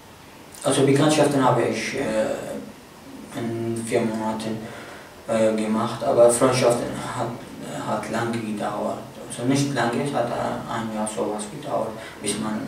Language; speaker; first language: German; non-native, fluent; Arabic